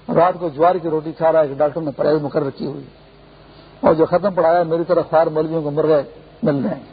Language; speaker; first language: Urdu; non-native, local second language; Pashto